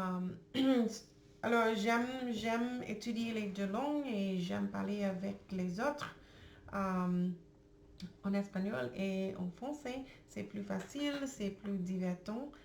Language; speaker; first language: French; non-native, learner; English